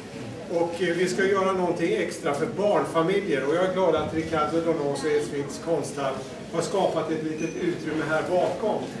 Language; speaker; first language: Swedish; native; Swedish